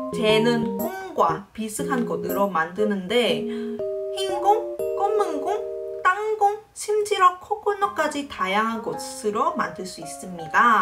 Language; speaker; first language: Korean; non-native, local second language; Vietnamese